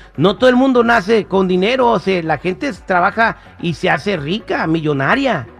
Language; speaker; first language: Spanish; early bilingual, heritage; Spanish